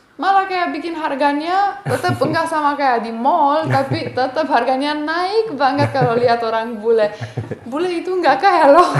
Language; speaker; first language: Indonesian; non-native, fluent; Romanian